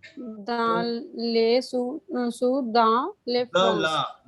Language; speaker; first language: French; non-native, learner; Hindi